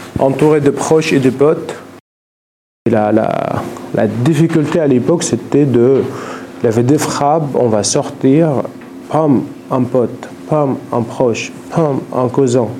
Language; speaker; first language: French; non-native, fluent; Arabic